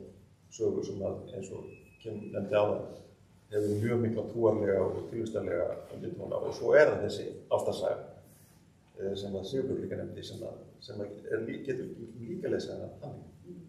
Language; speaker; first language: Icelandic; native; Icelandic